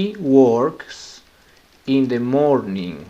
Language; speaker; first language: English; non-native, fluent; Spanish